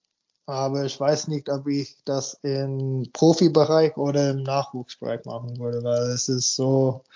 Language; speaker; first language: German; non-native, fluent; English